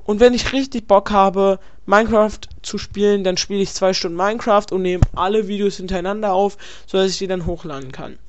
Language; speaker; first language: German; native; German